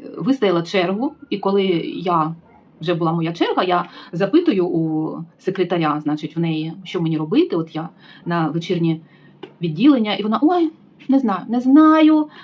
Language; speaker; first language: Ukrainian; native; Ukrainian